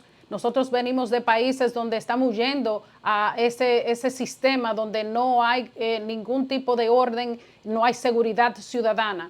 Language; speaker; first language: Spanish; native; Spanish